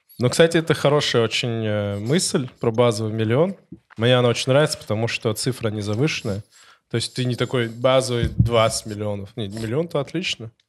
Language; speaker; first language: Russian; non-native, local second language; Ossetic